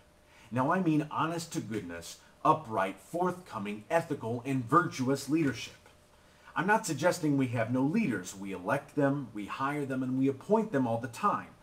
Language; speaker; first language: English; native; English